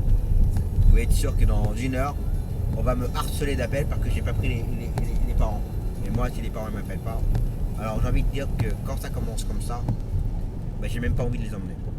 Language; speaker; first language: French; native; French